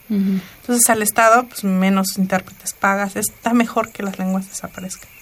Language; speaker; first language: Spanish; non-native, local second language; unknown